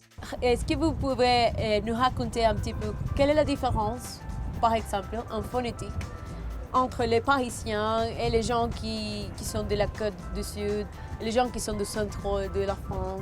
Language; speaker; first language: French; non-native, fluent; Spanish